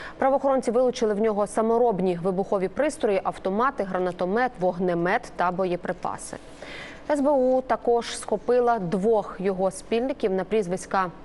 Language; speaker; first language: Ukrainian; native; Ukrainian